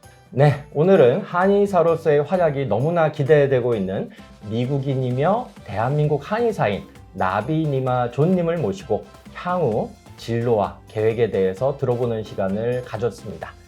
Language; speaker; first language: Korean; native; Korean